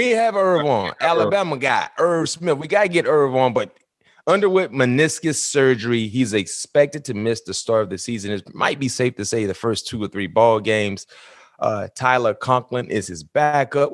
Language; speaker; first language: English; native; English